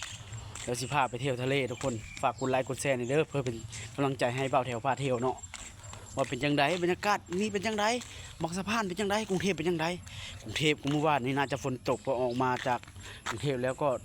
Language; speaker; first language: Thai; non-native, local second language; Northeastern Thai